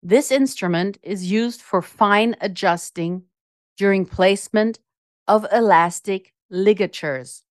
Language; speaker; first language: English; non-native, fluent; German